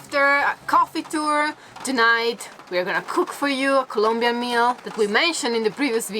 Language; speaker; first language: English; non-native, fluent; Italian